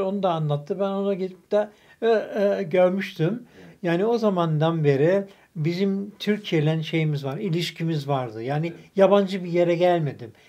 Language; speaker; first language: Turkish; early bilingual, other home language; German